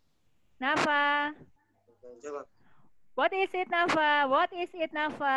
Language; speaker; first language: English; non-native, fluent; Indonesian